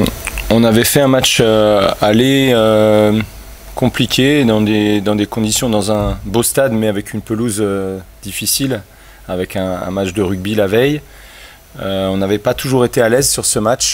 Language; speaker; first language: French; native; French